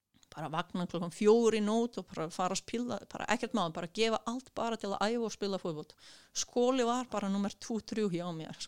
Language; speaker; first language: Icelandic; non-native, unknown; Serbian